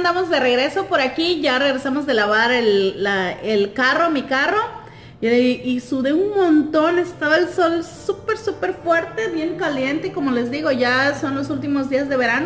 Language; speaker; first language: Spanish; native; Spanish